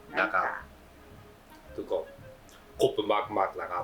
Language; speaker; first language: Thai; non-native, learner; Japanese